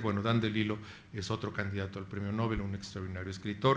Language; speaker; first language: Spanish; native; Spanish